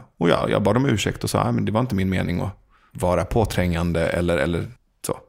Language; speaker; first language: Swedish; early bilingual, other home language; Persian